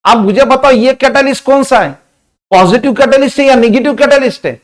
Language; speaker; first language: Hindi; non-native, local second language; Marathi